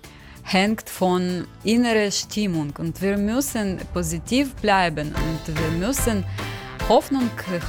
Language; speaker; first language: German; non-native, learner; Ukrainian